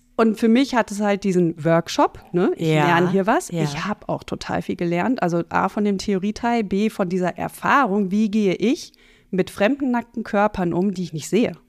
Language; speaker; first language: German; native; German